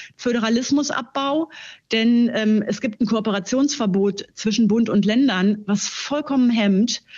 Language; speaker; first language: German; native; German